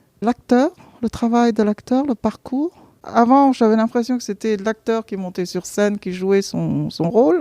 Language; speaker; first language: French; non-native, fluent; Vietnamese